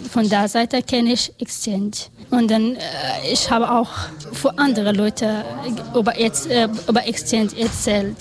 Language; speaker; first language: German; non-native, learner; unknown